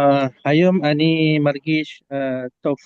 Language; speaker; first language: Hebrew; non-native, learner; Indonesian